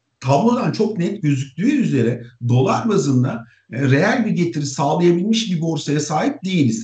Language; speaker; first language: Turkish; native; Turkish